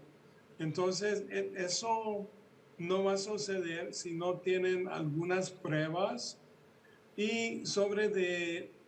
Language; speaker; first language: Spanish; early bilingual, heritage; Spanish